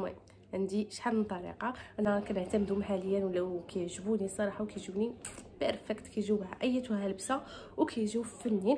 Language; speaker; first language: Arabic; native; Arabic